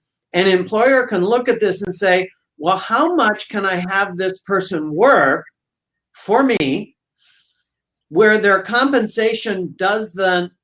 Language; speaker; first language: English; native; English